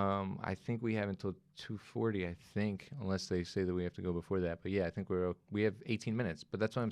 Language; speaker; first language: English; native; English